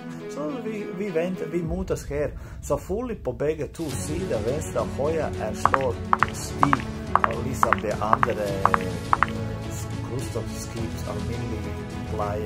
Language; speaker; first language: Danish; non-native, learner; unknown